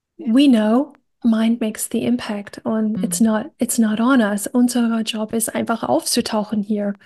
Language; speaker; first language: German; non-native, fluent; English